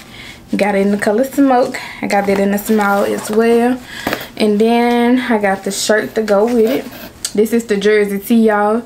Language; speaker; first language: English; native; English